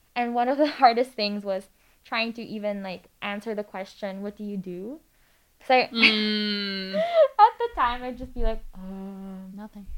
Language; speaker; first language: English; non-native, local second language; Filipino